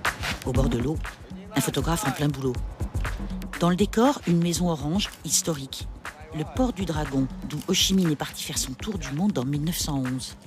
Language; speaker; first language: French; native; French